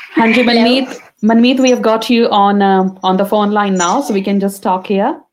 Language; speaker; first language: English; non-native, local second language; Punjabi